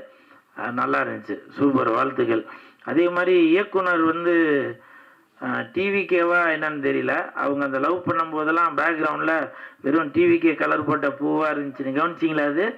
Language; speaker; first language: Tamil; native; Tamil